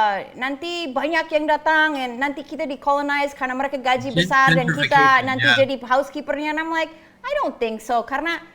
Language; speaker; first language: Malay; non-native, fluent; English